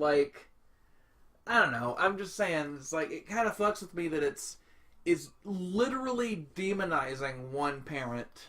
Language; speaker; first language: English; native; English